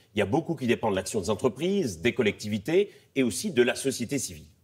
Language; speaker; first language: French; native; French